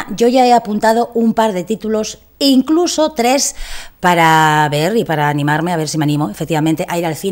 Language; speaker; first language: Spanish; native; Spanish